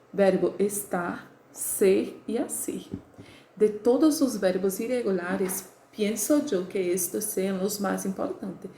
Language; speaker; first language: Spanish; non-native, fluent; Portuguese